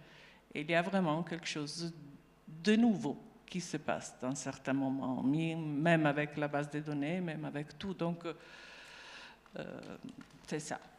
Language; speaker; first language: French; non-native, fluent; Italian